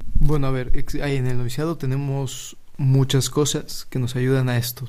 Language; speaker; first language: Spanish; native; Spanish